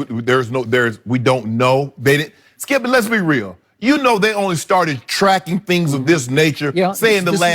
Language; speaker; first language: English; native; English